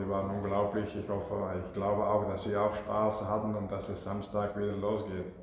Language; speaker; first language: German; non-native, fluent; Dutch